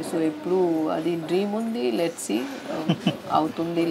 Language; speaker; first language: Telugu; non-native, learner; Hindi